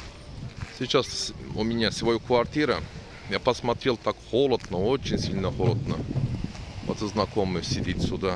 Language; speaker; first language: Russian; non-native, learner; Turkish